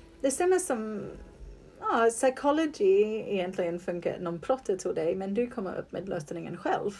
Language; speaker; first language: Swedish; non-native, fluent; English